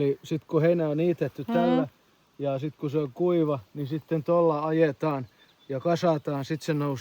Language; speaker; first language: Finnish; native; Finnish